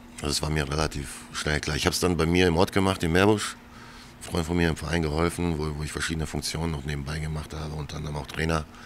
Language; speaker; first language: German; early bilingual, other home language; Croatian